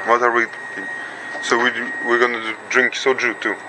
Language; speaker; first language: English; non-native, learner; French